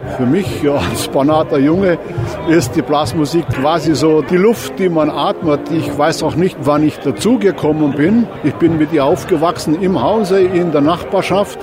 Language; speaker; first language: German; native; German